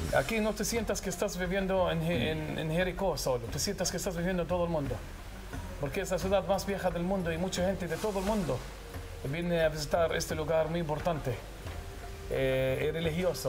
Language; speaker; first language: Spanish; non-native, fluent; Arabic